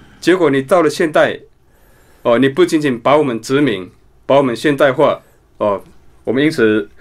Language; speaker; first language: Chinese; non-native, local second language; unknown